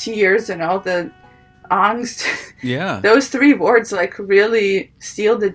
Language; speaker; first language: English; early bilingual, other home language; Ukrainian